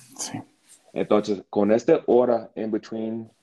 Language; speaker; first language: Spanish; non-native, learner; English